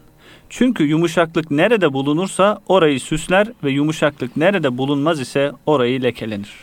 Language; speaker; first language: Turkish; native; Turkish